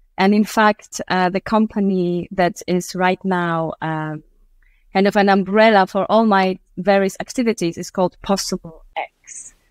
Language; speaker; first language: English; non-native, fluent; Polish